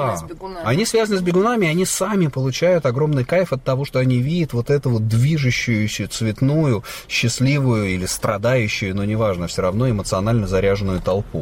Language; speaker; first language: Russian; native; Russian